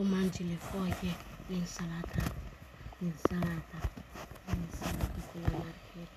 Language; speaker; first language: Italian; early bilingual, other home language; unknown